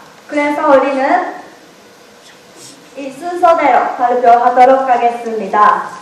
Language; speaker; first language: Korean; non-native, learner; Japanese